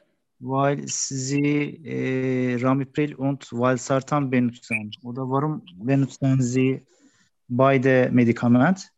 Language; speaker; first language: German; non-native, learner; Turkish